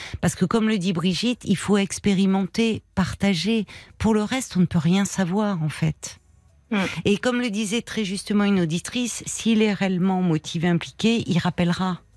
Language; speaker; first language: French; native; French